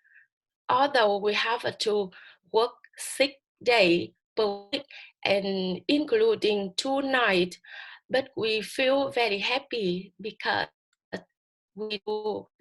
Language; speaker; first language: English; non-native, learner; Vietnamese